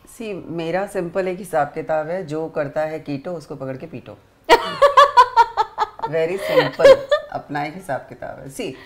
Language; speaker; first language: Hindi; native; Hindi